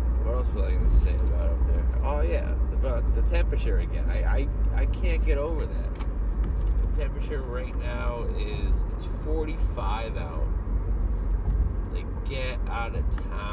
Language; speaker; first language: English; native; English